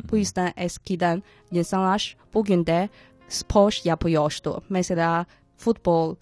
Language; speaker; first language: Turkish; non-native, fluent; Chinese